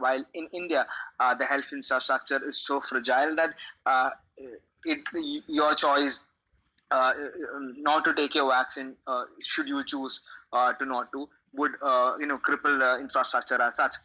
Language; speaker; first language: English; non-native, local second language; Malayalam